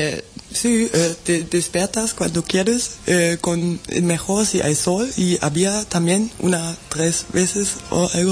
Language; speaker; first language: Spanish; non-native, fluent; German